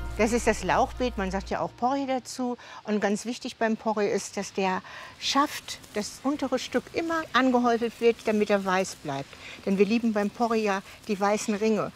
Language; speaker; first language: German; native; German